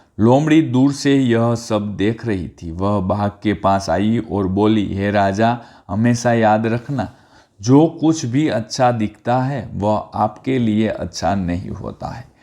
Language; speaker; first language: Hindi; non-native, local second language; Gujarati